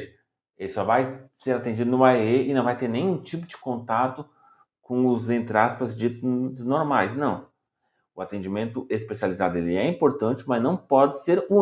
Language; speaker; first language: Portuguese; native; Portuguese